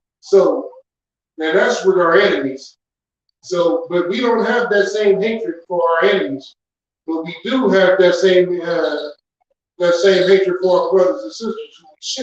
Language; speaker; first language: English; native; English